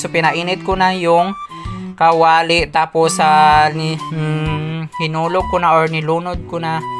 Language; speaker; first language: Filipino; native; Filipino